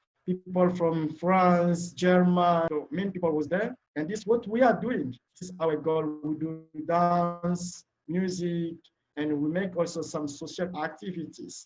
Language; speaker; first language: English; non-native, learner; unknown